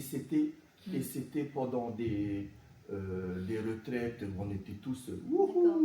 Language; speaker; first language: French; native; French